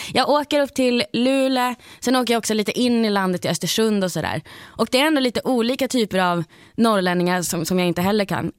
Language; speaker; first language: Swedish; native; Swedish